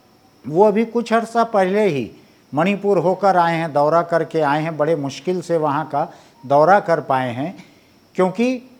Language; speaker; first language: Hindi; native; Hindi